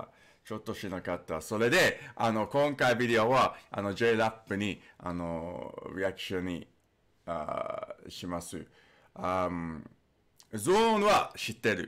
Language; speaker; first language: Japanese; non-native, learner; English